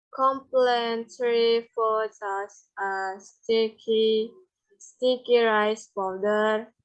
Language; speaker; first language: English; non-native, learner; Indonesian